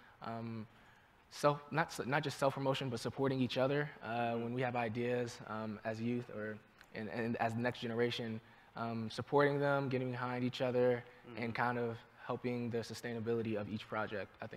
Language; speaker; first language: English; native; English